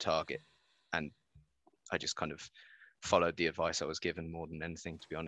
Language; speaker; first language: English; native; English